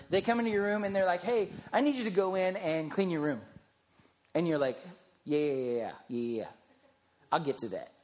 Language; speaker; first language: English; native; English